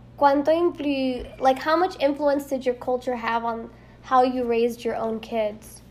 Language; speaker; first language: Spanish; early bilingual, heritage; Spanish